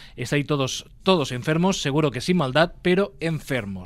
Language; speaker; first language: Spanish; non-native, local second language; Catalan